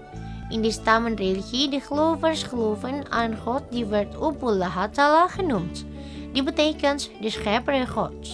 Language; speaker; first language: Dutch; non-native, learner; Indonesian